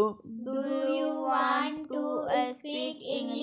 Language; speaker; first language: English; non-native, learner; Hindi